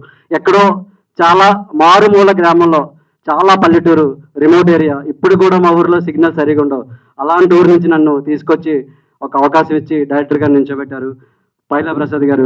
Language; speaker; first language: Telugu; native; Telugu